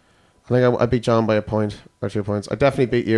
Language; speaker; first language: English; native; English